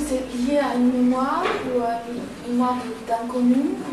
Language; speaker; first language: French; native; French